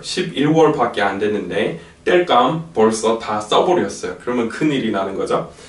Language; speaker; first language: Korean; non-native, fluent; English